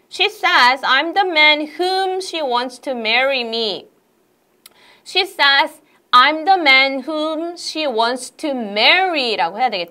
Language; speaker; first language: English; non-native, fluent; Korean